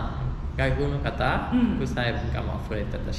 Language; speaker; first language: Japanese; non-native, fluent; Spanish